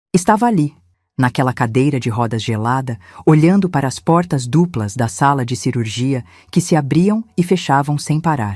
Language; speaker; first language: Portuguese; native; Portuguese